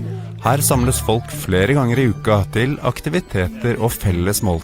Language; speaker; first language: Norwegian; native; Norwegian